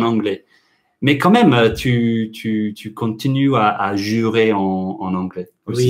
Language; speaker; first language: French; non-native, fluent; English